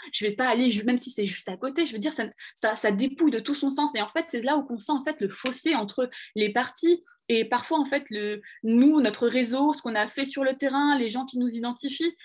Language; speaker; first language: French; early bilingual, other home language; Arabic